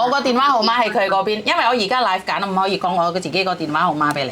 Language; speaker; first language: Cantonese; non-native, fluent; Javanese